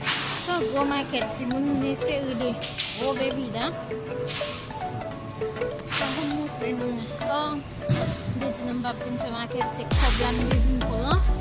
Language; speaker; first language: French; non-native, learner; Haitian Creole